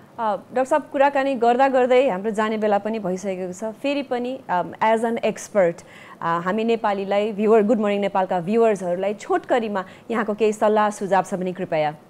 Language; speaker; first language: Nepali; native; Nepali